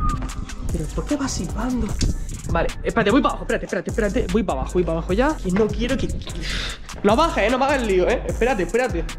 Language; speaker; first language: Spanish; native; Spanish